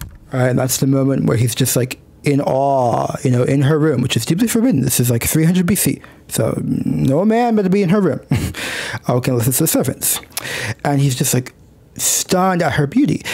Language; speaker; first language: English; native; English